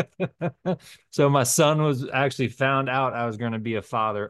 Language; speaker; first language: English; native; English